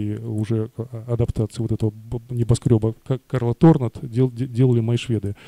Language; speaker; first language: Russian; native; Russian